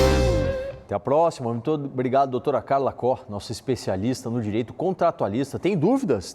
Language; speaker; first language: Portuguese; native; Portuguese